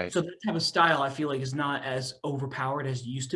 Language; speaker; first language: English; native; English